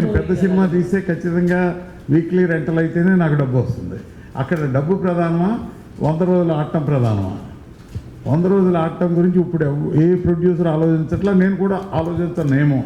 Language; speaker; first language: Telugu; native; Telugu